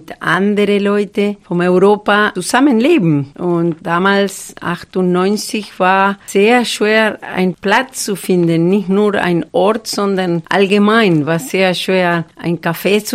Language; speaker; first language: German; non-native, fluent; Spanish